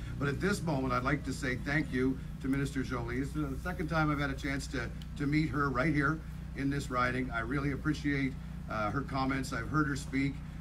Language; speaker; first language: English; native; English